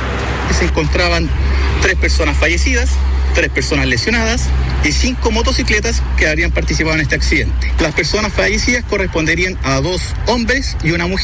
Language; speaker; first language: Spanish; native; Spanish